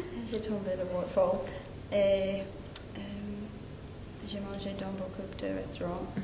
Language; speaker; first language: French; non-native, learner; English